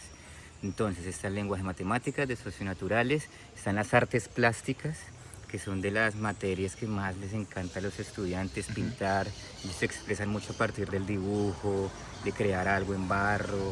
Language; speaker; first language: Spanish; native; Spanish